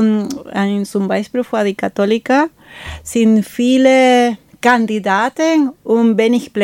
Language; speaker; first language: German; non-native, fluent; Spanish